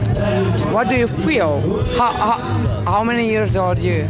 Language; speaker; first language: English; non-native, learner; Hungarian